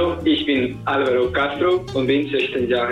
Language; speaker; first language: German; non-native, fluent; Spanish